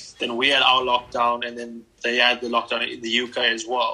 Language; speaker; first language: English; native; English